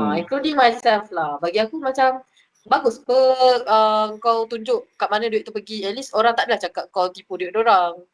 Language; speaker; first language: Malay; native; Malay